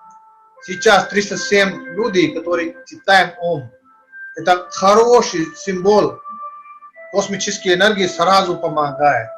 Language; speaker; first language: Russian; non-native, learner; Hindi